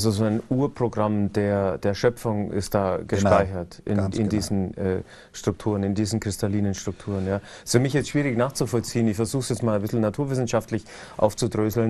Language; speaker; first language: German; native; German